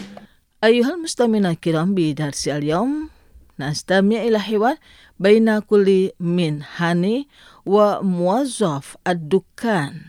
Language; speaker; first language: Arabic; non-native, fluent; Indonesian